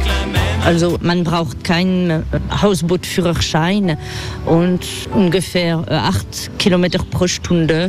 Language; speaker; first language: German; non-native, fluent; French